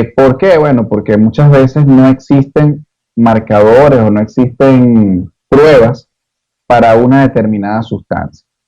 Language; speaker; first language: Spanish; native; Spanish